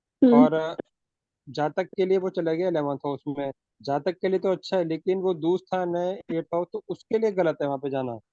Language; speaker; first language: Hindi; native; Hindi